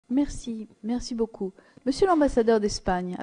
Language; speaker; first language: French; native; French